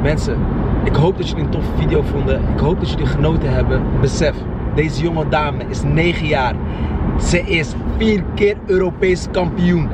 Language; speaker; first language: Dutch; native; Dutch